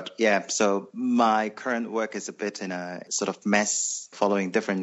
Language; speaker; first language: English; non-native, local second language; Cantonese